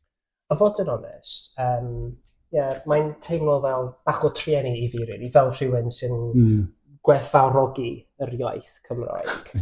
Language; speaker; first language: Welsh; non-native, fluent; English